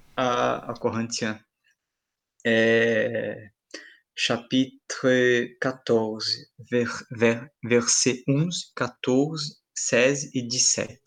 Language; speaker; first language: French; non-native, fluent; Portuguese